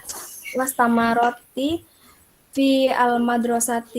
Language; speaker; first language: Arabic; non-native, learner; Indonesian